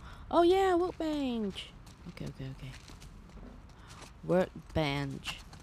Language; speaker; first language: English; non-native, local second language; Chinese